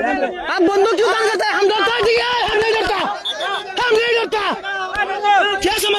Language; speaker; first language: Hindi; non-native, learner; Bangla